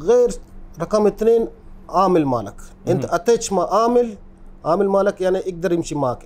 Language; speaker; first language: Arabic; non-native, learner; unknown